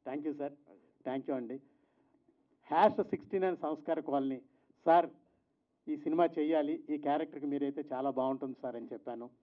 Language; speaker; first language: Telugu; native; Telugu